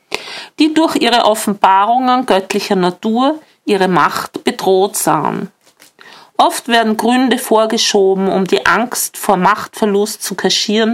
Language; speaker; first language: German; native; German